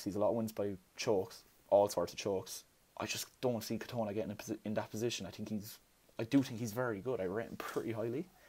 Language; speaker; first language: English; native; English